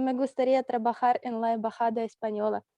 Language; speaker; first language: Spanish; non-native, learner; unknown